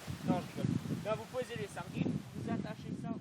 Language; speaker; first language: French; native; French